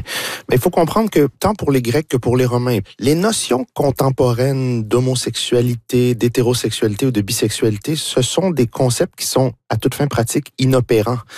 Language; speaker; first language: French; native; French